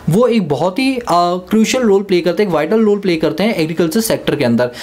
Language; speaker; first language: Hindi; native; Hindi